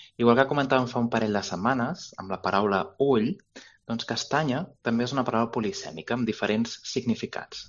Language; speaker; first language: Catalan; native; Catalan